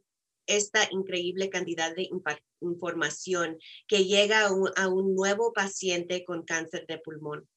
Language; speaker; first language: Spanish; early bilingual, heritage; Spanish